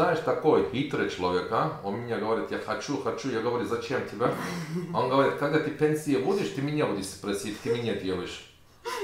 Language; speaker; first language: Russian; non-native, learner; Turkish